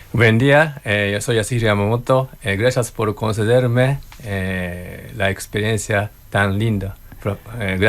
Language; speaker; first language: Spanish; non-native, learner; Japanese